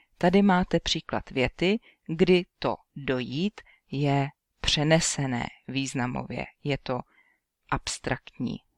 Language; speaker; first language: Czech; native; Czech